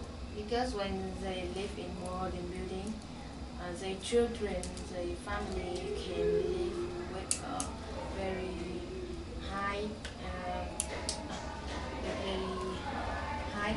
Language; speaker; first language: English; non-native, learner; Vietnamese